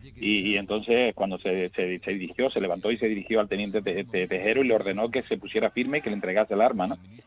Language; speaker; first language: Spanish; native; Spanish